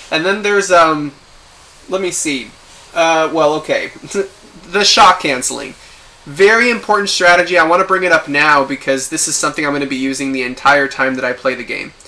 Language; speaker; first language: English; native; English